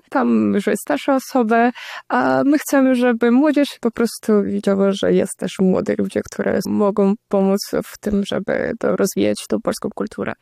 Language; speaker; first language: Polish; non-native, fluent; Russian